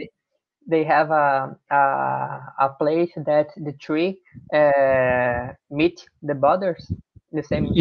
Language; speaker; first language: English; non-native, learner; Portuguese